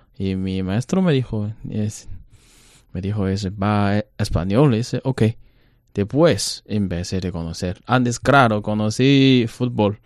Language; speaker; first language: Spanish; non-native, learner; Chinese